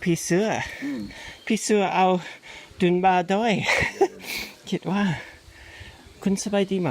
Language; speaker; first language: Thai; non-native, learner; English